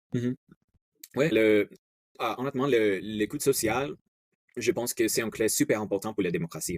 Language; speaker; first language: French; non-native, fluent; English